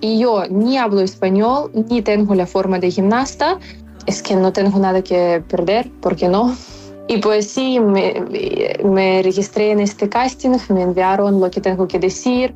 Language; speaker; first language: Spanish; non-native, fluent; Ukrainian